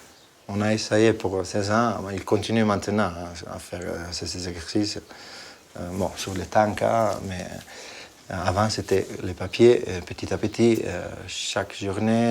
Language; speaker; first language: French; non-native, fluent; Italian